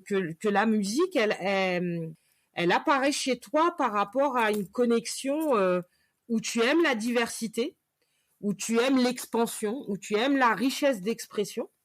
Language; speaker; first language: French; native; French